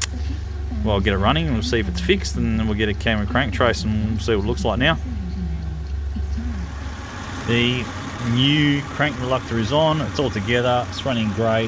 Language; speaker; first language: English; native; English